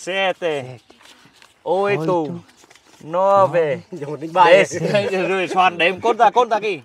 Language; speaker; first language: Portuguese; non-native, learner; Vietnamese